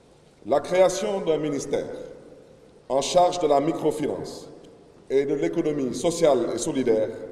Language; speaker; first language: French; non-native, local second language; Wolof